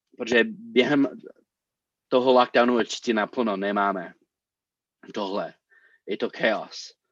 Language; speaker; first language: Czech; non-native, fluent; English